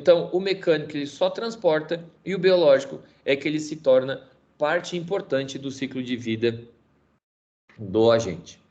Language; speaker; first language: Portuguese; native; Portuguese